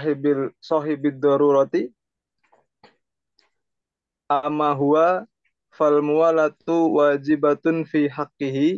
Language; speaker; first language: Arabic; non-native, learner; Indonesian